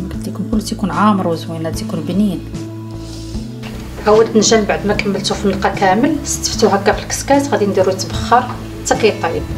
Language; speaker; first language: Arabic; native; Arabic